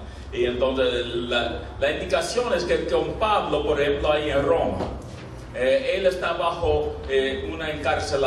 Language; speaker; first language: Spanish; non-native, fluent; English